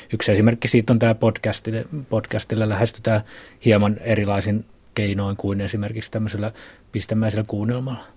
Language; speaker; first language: Finnish; native; Finnish